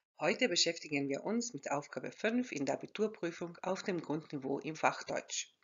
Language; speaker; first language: German; non-native, fluent; Croatian